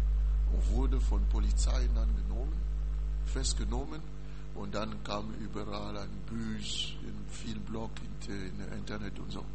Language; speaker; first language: German; non-native, learner; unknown